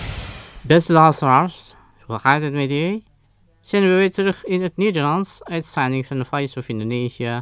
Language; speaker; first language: Dutch; non-native, fluent; Indonesian